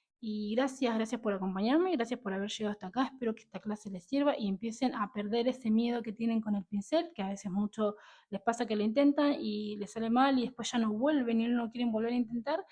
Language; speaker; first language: Spanish; native; Spanish